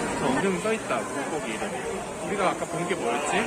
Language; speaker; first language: Korean; native; Korean